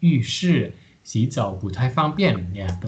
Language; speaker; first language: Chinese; non-native, fluent; Indonesian